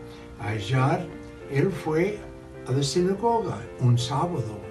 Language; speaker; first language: Spanish; non-native, learner; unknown